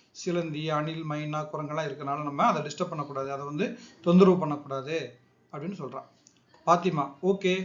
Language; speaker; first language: Tamil; native; Tamil